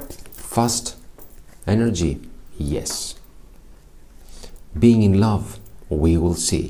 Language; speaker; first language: English; non-native, fluent; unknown